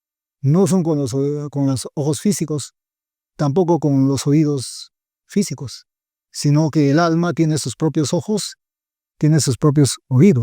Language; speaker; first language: Spanish; native; Spanish